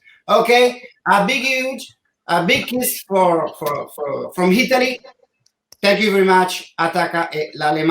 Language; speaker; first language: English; non-native, learner; Italian